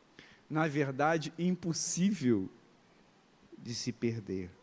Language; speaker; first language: Portuguese; native; Portuguese